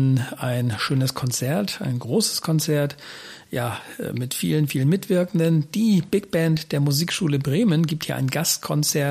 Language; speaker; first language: German; native; German